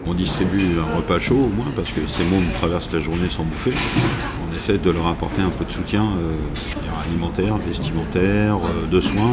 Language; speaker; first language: French; native; French